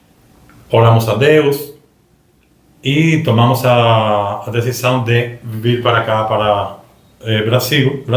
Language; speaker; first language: Portuguese; non-native, learner; Spanish